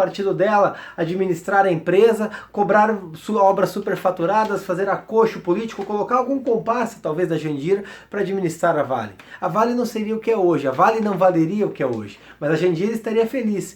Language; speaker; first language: Portuguese; native; Portuguese